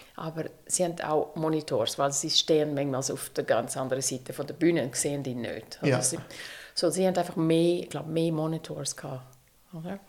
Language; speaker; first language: German; non-native, fluent; English